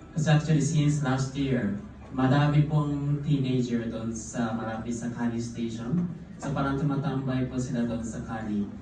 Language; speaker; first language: Filipino; non-native, fluent; Japanese